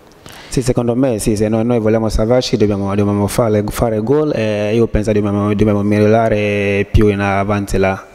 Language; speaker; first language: Italian; non-native, learner; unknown